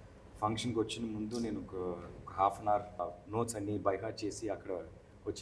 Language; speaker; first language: Telugu; non-native, learner; Tamil